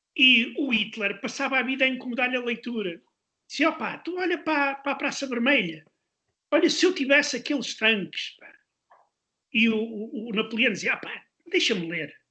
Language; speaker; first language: Portuguese; native; Portuguese